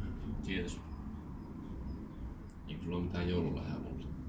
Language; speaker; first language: Finnish; native; Finnish